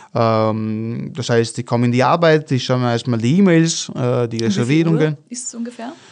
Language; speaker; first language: German; non-native, fluent; Italian